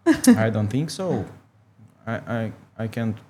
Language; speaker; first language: English; non-native, learner; Russian